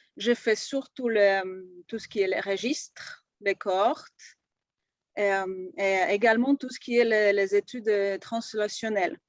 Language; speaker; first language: French; non-native, fluent; Polish